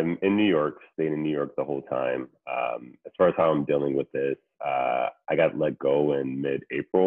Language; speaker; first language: English; native; English